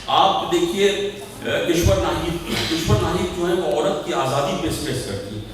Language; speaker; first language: Urdu; native; Urdu